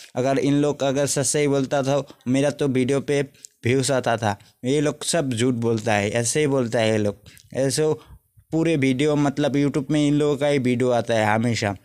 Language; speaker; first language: Hindi; non-native, local second language; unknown